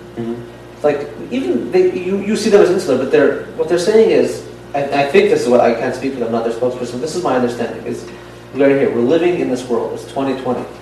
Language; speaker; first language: English; non-native, fluent; Yiddish